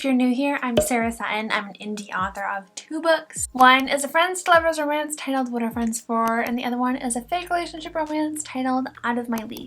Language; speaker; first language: English; native; English